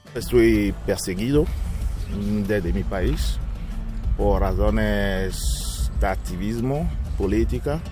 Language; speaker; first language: Spanish; non-native, fluent; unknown